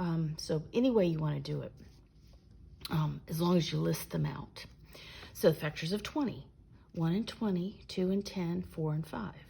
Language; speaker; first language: English; native; English